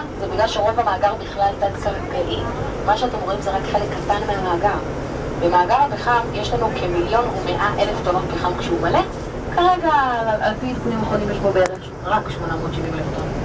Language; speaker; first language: Hebrew; native; Hebrew